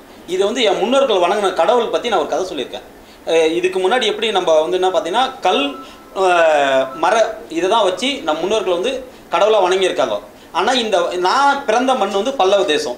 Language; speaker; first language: Tamil; native; Tamil